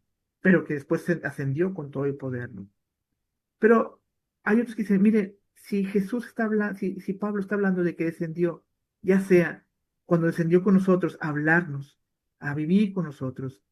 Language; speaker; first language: Spanish; native; Spanish